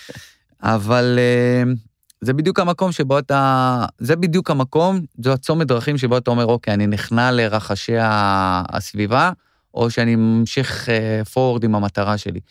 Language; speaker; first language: Hebrew; native; Hebrew